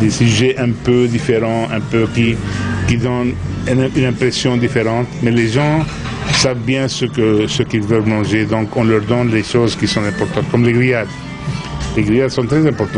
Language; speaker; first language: French; non-native, local second language; Arabic